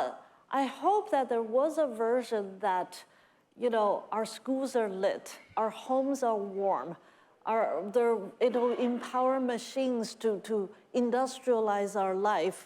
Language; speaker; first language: English; non-native, fluent; Chinese